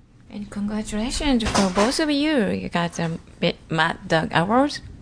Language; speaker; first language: English; non-native, learner; Japanese